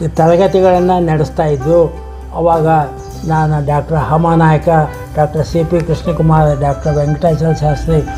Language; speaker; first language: Kannada; native; Kannada